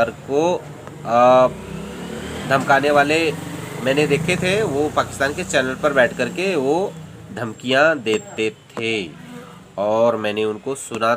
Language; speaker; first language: Hindi; native; Hindi